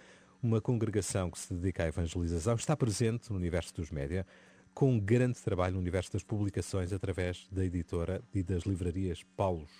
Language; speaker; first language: Portuguese; native; Portuguese